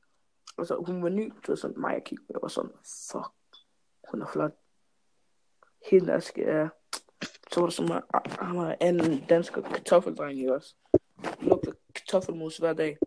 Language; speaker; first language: Danish; early bilingual, other home language; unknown